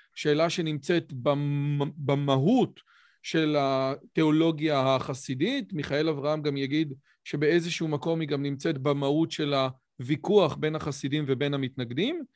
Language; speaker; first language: Hebrew; native; Hebrew